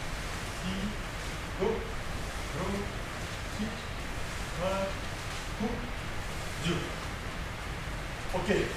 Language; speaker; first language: English; non-native, learner; Russian